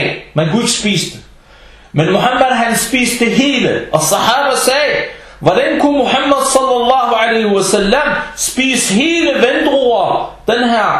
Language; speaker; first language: Danish; early bilingual, other home language; Arabic